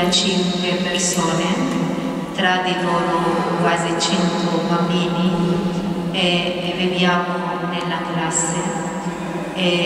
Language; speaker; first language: Italian; non-native, fluent; Arabic